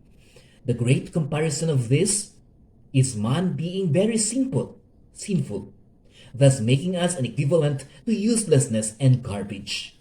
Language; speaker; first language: English; non-native, local second language; Hiligaynon